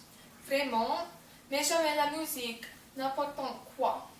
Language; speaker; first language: French; non-native, learner; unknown